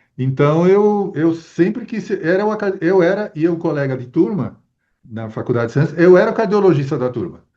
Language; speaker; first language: Portuguese; early bilingual, other home language; Spanish